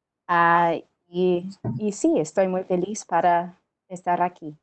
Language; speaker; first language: Spanish; non-native, learner; English